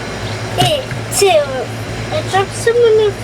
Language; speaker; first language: English; native; English